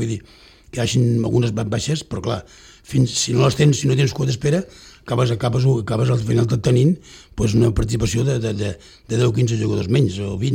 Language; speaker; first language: Catalan; native; Catalan